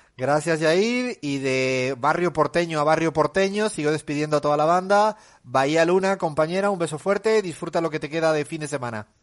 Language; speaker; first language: Spanish; native; Spanish